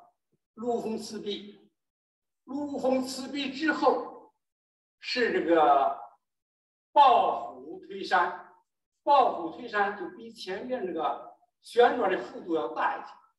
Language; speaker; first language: Chinese; native; Chinese